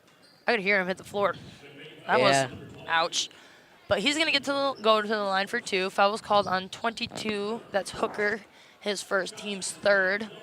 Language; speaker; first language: English; native; English